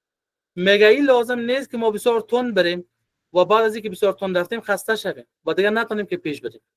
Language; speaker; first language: Persian; native; Persian